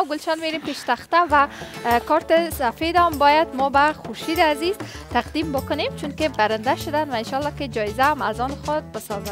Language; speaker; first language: Persian; native; Persian